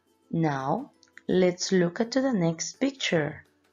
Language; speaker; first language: English; non-native, fluent; Spanish